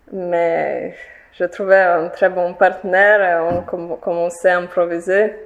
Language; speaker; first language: French; non-native, fluent; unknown